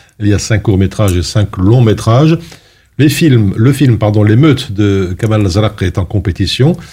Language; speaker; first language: French; native; French